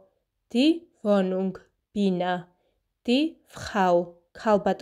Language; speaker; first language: German; non-native, fluent; Georgian